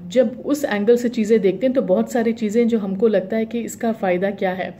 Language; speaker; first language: Hindi; native; Hindi